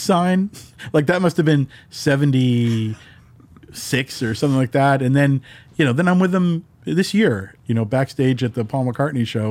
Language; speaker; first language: English; native; English